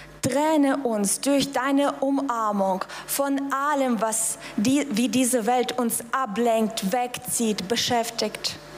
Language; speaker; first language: German; non-native, fluent; Russian